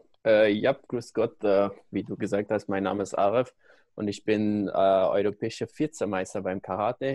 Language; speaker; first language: German; non-native, learner; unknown